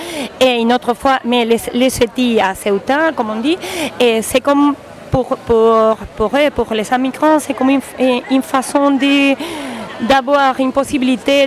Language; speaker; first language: French; non-native, learner; Spanish